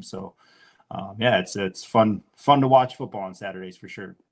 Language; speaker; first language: English; native; English